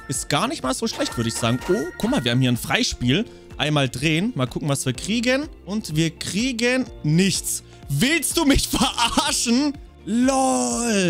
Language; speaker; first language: German; native; German